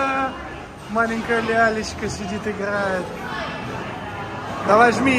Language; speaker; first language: Russian; native; Russian